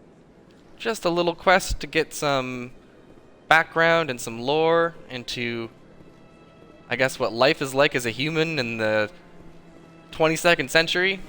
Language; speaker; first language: English; native; English